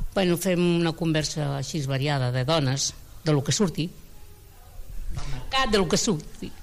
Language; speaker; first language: Catalan; native; Catalan